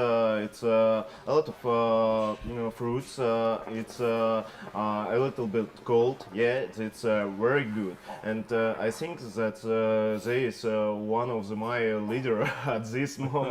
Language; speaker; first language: English; non-native, learner; Russian